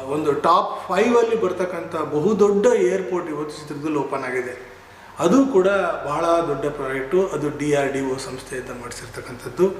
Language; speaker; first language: Kannada; native; Kannada